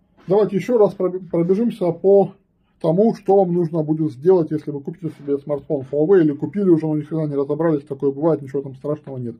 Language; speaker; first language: Russian; native; Russian